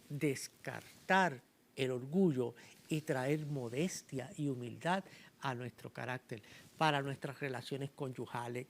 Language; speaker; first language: Spanish; native; Spanish